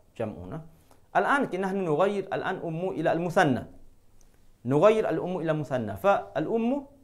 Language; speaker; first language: Arabic; non-native, fluent; Malay